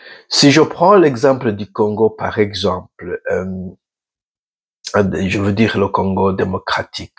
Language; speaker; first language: French; non-native, local second language; Rundi